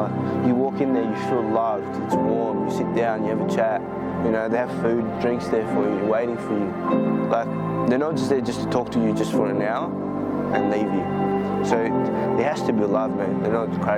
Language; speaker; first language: English; early bilingual, other home language; Greek